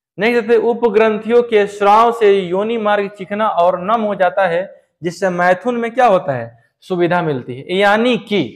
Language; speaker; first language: Hindi; native; Hindi